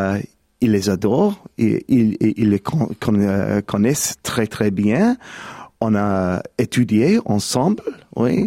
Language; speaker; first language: French; non-native, learner; English